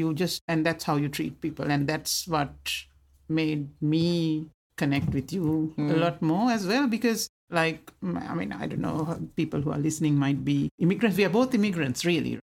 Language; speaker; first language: English; non-native, local second language; Sinhala